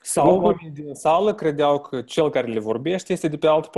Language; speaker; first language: Romanian; native; Romanian